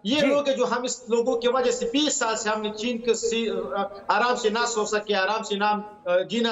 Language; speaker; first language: Hindi; non-native, fluent; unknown